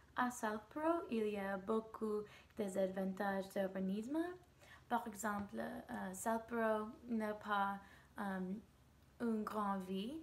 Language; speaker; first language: French; non-native, learner; English